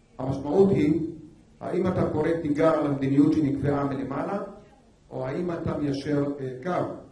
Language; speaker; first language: Hebrew; non-native, local second language; Arabic